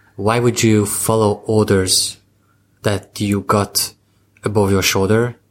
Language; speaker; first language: English; non-native, fluent; Hungarian